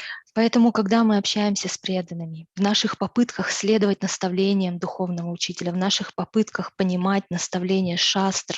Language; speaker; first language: Russian; native; Russian